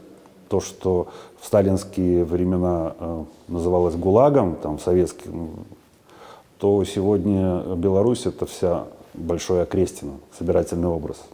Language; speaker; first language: Russian; native; Russian